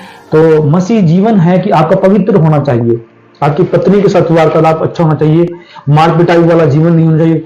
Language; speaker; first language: Hindi; native; Hindi